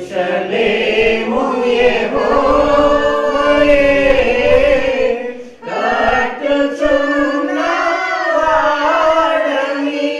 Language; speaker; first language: Telugu; native; Telugu